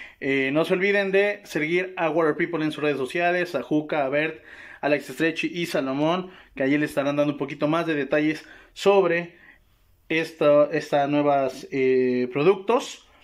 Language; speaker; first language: Spanish; native; Spanish